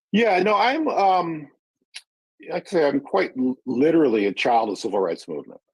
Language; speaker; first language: English; native; English